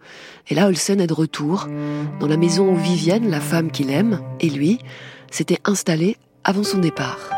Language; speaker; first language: French; native; French